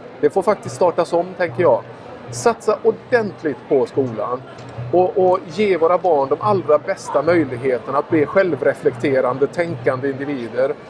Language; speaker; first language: Swedish; native; Swedish